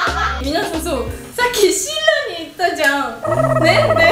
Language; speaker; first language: Korean; non-native, fluent; Japanese